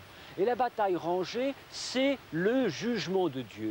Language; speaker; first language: French; native; French